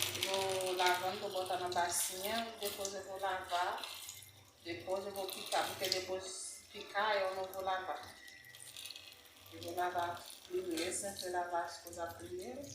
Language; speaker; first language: Portuguese; non-native, learner; Haitian Creole